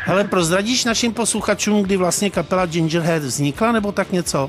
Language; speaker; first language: Czech; native; Czech